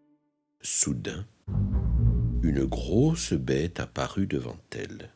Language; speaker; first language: French; native; French